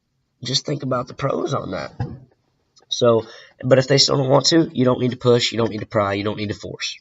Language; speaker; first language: English; native; English